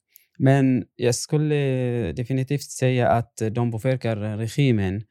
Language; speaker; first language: Swedish; non-native, fluent; Arabic